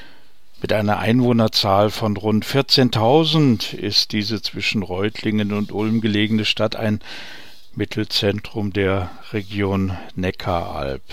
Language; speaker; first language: German; native; German